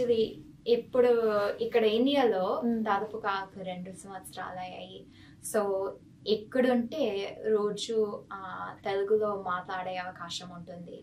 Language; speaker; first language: Telugu; non-native, fluent; English